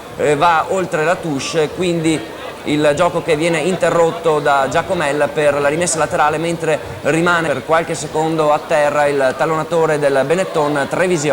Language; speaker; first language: Italian; native; Italian